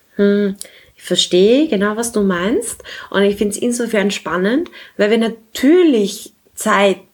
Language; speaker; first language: German; native; German